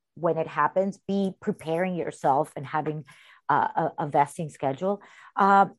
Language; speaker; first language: English; early bilingual, heritage; Spanish